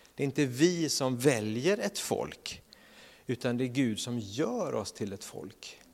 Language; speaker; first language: Swedish; native; Swedish